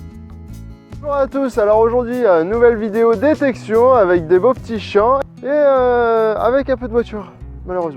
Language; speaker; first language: French; native; French